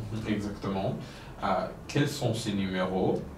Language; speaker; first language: French; non-native, fluent; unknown